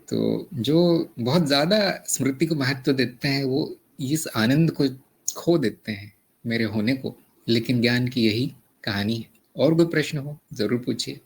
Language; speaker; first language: Hindi; native; Hindi